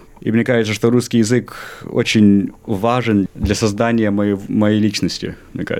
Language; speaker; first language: Russian; early bilingual, heritage; Russian